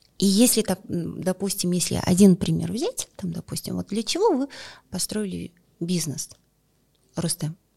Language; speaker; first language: Russian; non-native, local second language; Kazakh